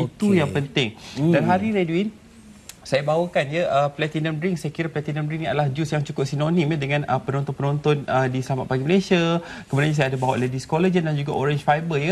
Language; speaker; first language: Malay; native; Malay